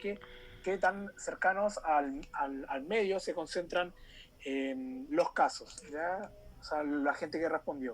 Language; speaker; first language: Spanish; native; Spanish